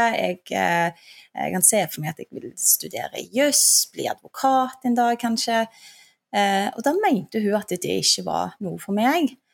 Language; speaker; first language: Norwegian; early bilingual, other home language; Turkish